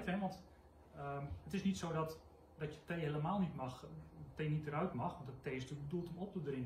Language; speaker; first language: Dutch; native; Dutch